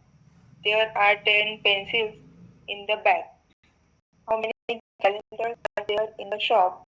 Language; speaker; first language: English; non-native, learner; Marathi